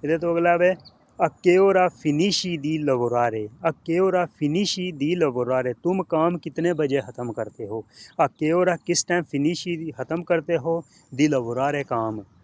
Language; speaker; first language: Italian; non-native, fluent; Punjabi